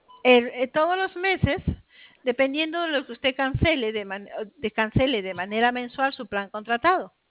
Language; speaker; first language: Spanish; native; Spanish